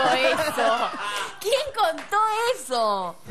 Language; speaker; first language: Spanish; native; Spanish